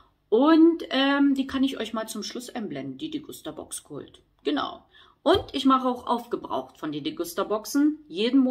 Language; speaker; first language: German; native; German